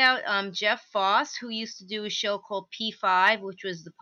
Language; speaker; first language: English; native; English